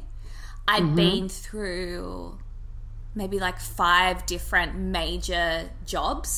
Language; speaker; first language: English; native; English